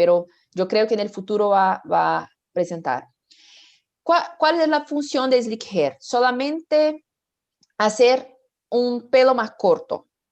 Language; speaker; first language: Spanish; non-native, fluent; Portuguese